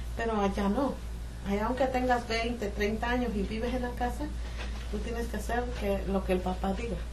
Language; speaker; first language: Spanish; native; Spanish